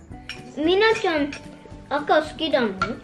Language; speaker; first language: Japanese; early bilingual, heritage; Japanese